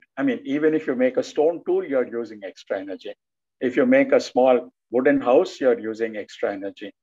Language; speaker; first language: English; non-native, local second language; Telugu